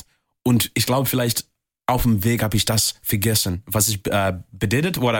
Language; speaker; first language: German; non-native, fluent; English